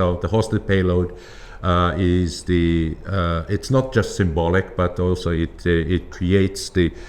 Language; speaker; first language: English; non-native, fluent; Japanese